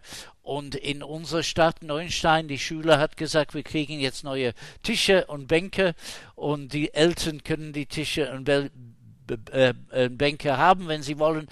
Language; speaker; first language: German; non-native, fluent; English